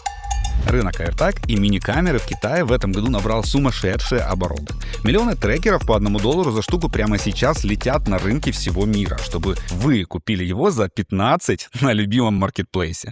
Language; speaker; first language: Russian; native; Russian